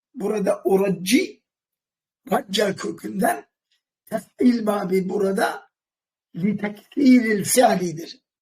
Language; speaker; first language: Turkish; non-native, local second language; Kurdish